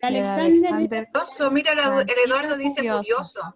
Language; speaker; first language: Spanish; native; Spanish